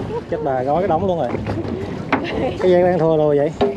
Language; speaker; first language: Vietnamese; early bilingual, other home language; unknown